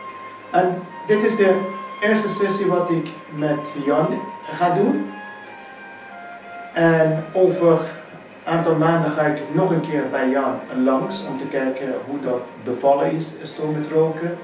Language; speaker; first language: Dutch; non-native, fluent; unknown